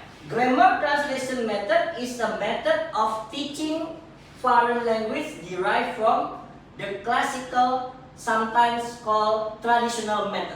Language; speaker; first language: English; non-native, fluent; Indonesian